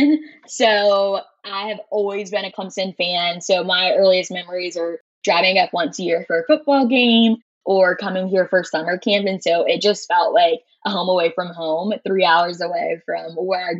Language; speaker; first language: English; native; English